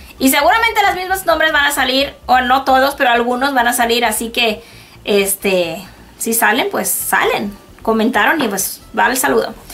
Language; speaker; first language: Spanish; native; Spanish